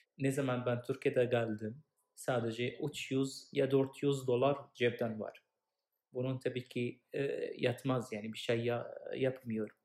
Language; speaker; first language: Turkish; non-native, learner; Arabic